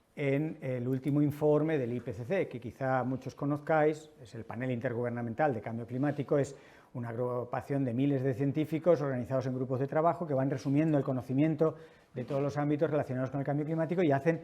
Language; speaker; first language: Spanish; native; Spanish